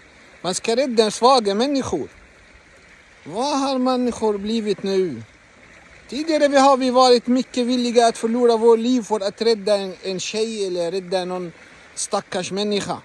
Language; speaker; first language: Swedish; non-native, fluent; Arabic